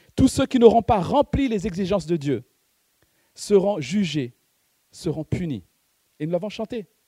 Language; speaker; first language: French; non-native, local second language; Malagasy